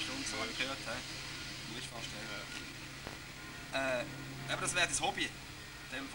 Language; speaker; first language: German; native; German